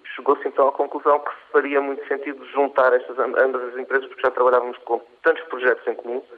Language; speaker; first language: Portuguese; non-native, fluent; English